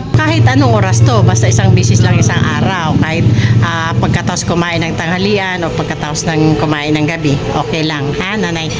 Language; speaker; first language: Filipino; non-native, local second language; Waray